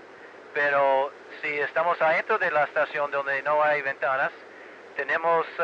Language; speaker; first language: Spanish; early bilingual, heritage; Spanish